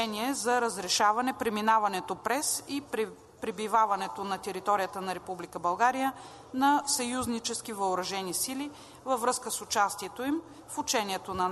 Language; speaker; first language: Bulgarian; native; Bulgarian